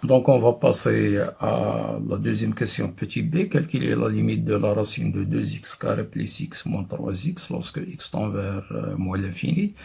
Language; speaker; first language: French; non-native, local second language; Arabic